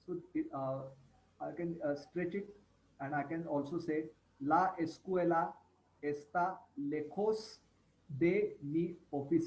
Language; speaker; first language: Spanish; non-native, fluent; Hindi